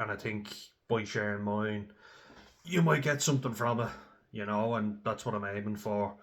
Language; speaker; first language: English; native; English